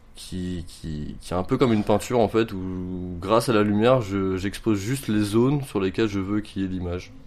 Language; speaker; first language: French; native; French